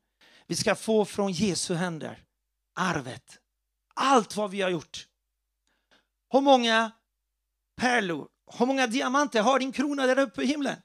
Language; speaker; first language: Swedish; non-native, fluent; Portuguese